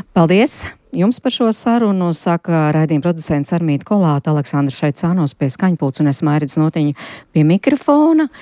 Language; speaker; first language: Latvian; native; Latvian